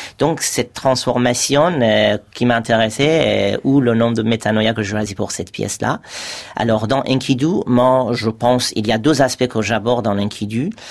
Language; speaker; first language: French; non-native, fluent; Persian